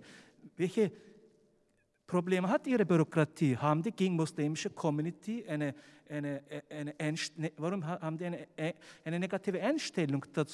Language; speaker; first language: German; non-native, fluent; Turkish